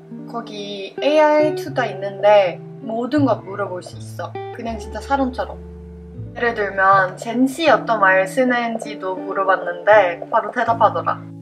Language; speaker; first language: Korean; non-native, fluent; Norwegian